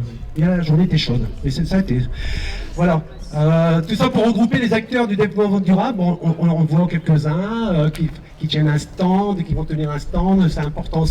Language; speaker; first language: French; native; French